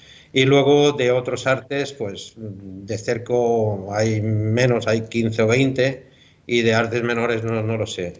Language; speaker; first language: Spanish; native; Spanish